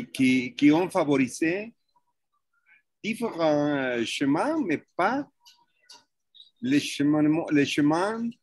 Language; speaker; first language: French; non-native, fluent; Spanish